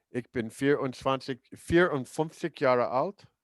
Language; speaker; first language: German; non-native, learner; English